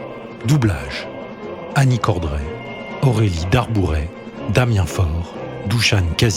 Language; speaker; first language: French; native; French